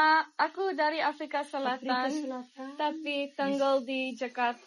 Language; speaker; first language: Indonesian; non-native, learner; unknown